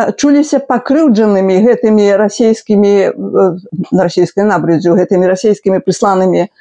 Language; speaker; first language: Belarusian; native; Belarusian